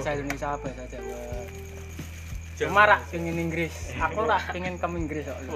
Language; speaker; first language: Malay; non-native, local second language; Javanese